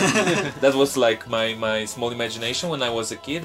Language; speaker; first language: English; non-native, fluent; Polish